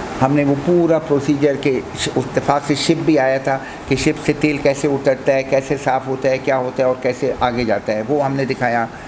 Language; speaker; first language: Urdu; native; Urdu